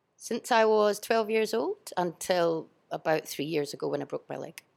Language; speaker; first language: English; native; English